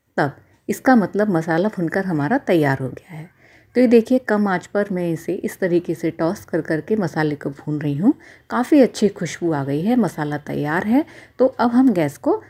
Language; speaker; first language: Hindi; native; Hindi